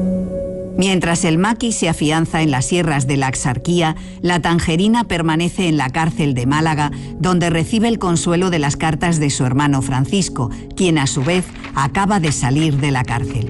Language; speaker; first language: Spanish; native; Spanish